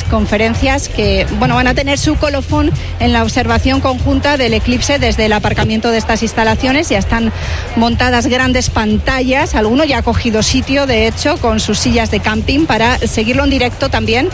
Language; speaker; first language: Spanish; native; Spanish